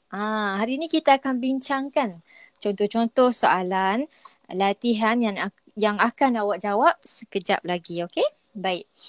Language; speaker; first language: Malay; native; Malay